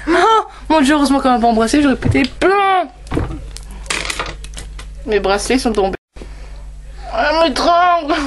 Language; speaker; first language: French; native; French